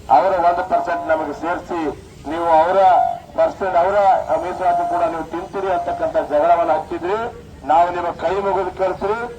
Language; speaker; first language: Kannada; non-native, local second language; Lambadi